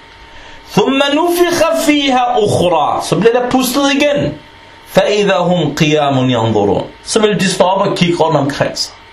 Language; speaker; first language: Danish; non-native, fluent; Arabic